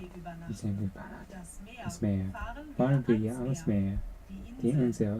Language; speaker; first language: German; non-native, learner; Japanese